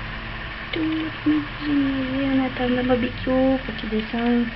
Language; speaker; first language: French; native; French